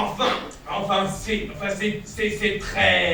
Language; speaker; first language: French; native; French